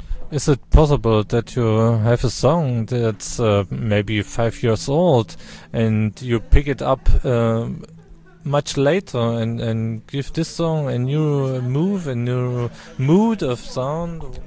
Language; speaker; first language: English; non-native, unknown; German